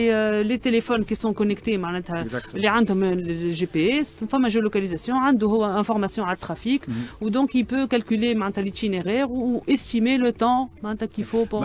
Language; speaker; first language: Arabic; native; Arabic